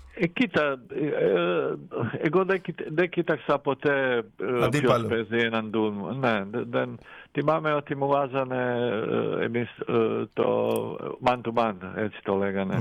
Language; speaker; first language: Greek; non-native, fluent; Croatian